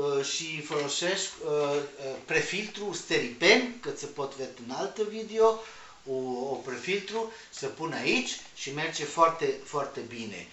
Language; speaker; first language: Romanian; non-native, learner; Spanish